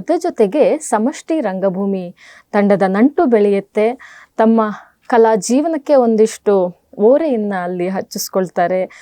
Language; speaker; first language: Kannada; native; Kannada